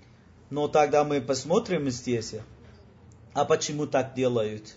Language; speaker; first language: Russian; non-native, learner; Spanish